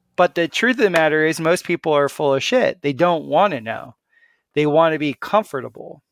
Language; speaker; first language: English; native; English